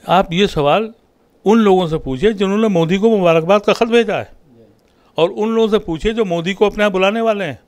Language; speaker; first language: Urdu; native; Urdu